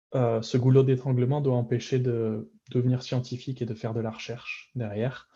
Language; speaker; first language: French; native; French